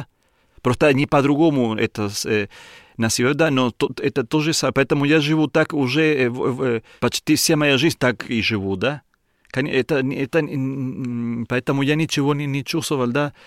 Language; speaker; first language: Russian; non-native, learner; Spanish